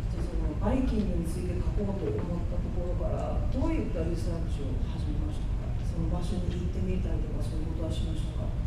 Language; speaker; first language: Japanese; native; Japanese